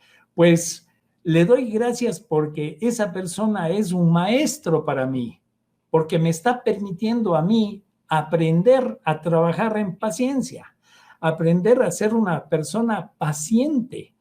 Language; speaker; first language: Spanish; native; Spanish